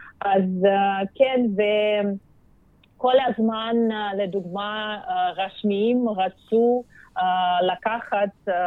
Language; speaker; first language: Hebrew; non-native, fluent; Russian